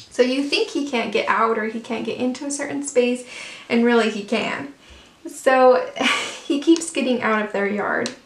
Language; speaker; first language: English; native; English